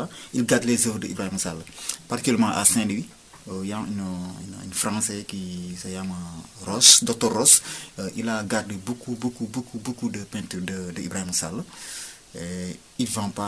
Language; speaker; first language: French; non-native, local second language; Wolof